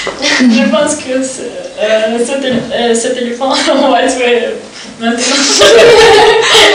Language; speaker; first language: French; non-native, learner; Russian